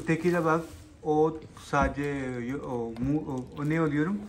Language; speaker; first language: Turkish; non-native, learner; Urdu